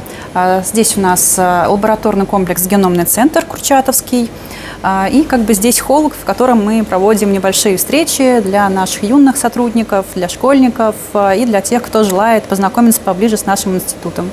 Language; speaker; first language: Russian; native; Russian